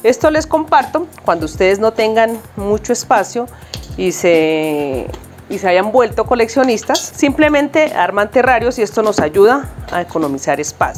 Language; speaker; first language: Spanish; native; Spanish